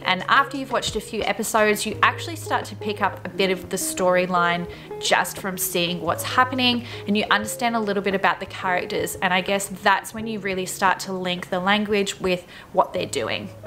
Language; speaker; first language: English; native; English